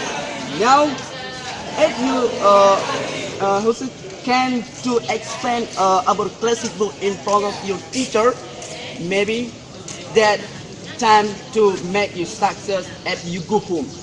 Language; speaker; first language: English; non-native, learner; Indonesian